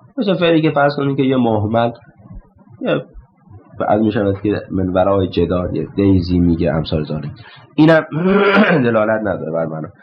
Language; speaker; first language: Persian; native; Persian